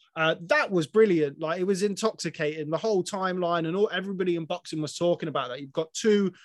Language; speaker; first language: English; native; English